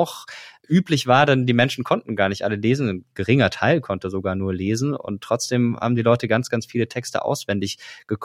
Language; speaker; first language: German; native; German